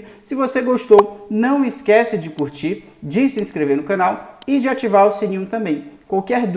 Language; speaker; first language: Portuguese; native; Portuguese